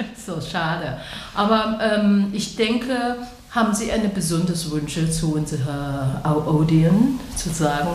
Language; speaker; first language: German; non-native, learner; Chinese